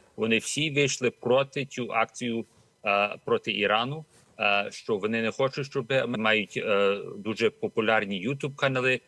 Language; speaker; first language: Ukrainian; early bilingual, heritage; Ukrainian